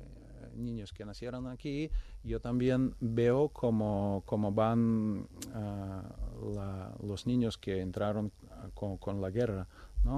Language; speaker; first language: Spanish; non-native, fluent; Ukrainian